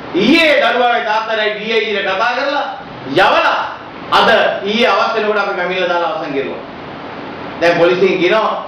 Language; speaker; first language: Sinhala; non-native, local second language; Tamil